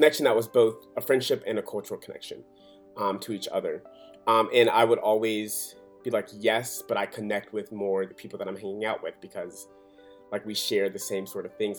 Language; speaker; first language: English; native; English